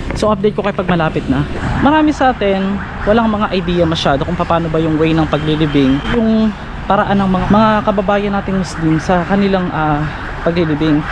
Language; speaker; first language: Filipino; native; Filipino